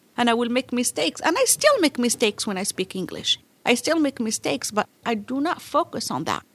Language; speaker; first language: English; non-native, fluent; Arabic